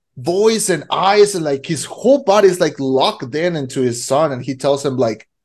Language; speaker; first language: English; non-native, fluent; Spanish